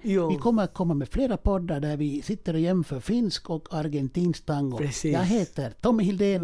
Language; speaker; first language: Swedish; native; Swedish